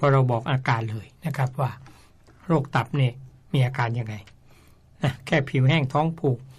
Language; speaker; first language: Thai; native; Thai